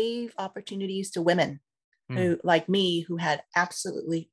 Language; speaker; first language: English; native; English